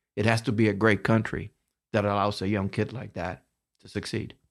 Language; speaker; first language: English; early bilingual, other home language; Spanish